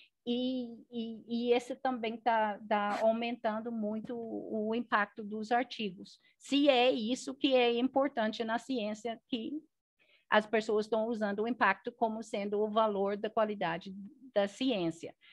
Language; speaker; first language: Portuguese; non-native, fluent; English